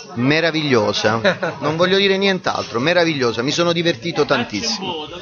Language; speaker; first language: Italian; native; Italian